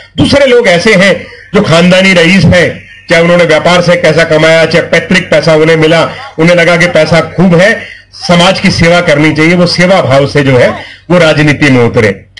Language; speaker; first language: Hindi; native; Hindi